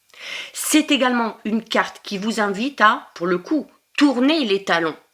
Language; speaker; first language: French; native; French